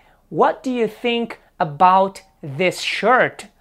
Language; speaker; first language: English; non-native, fluent; Portuguese